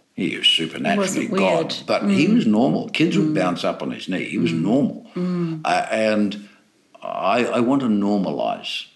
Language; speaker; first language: English; native; English